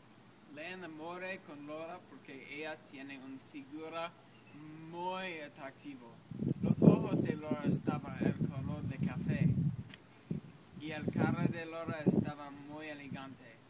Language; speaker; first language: Spanish; non-native, learner; English